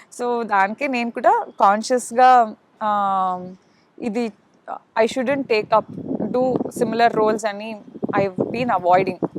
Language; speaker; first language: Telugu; non-native, local second language; Kannada